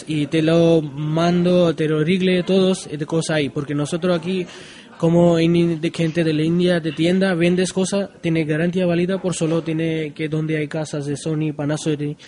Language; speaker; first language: Spanish; non-native, learner; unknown